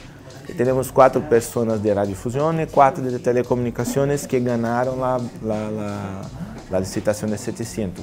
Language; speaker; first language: Spanish; non-native, learner; Portuguese